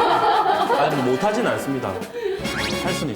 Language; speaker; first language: Korean; native; Korean